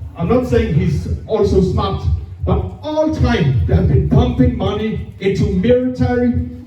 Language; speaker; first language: English; non-native, fluent; Danish